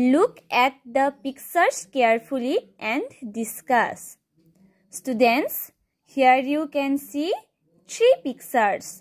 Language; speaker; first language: English; non-native, local second language; Assamese